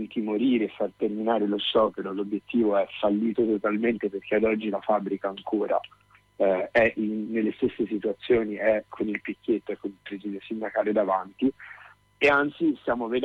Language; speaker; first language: Italian; native; Italian